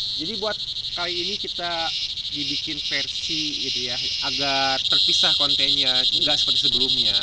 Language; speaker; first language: Indonesian; non-native, local second language; Sundanese